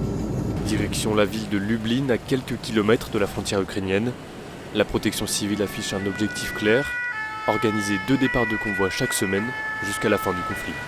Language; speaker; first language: French; native; French